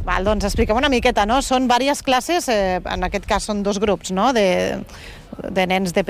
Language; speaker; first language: Catalan; native; Catalan